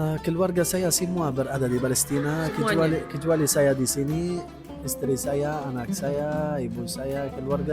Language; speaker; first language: Indonesian; non-native, fluent; Arabic